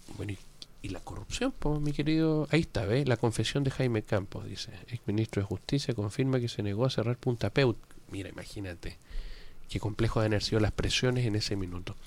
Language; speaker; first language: Spanish; native; Spanish